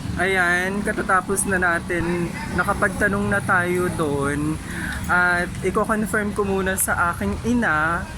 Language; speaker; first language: Filipino; native; Filipino